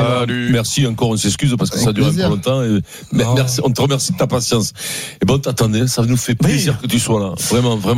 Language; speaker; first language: French; native; French